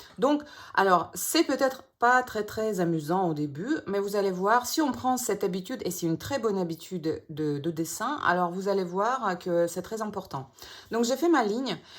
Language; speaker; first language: French; non-native, fluent; Russian